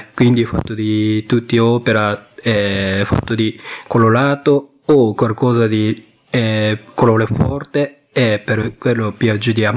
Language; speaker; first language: Italian; non-native, learner; Japanese